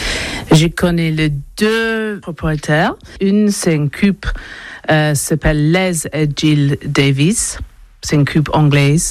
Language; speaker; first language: French; non-native, learner; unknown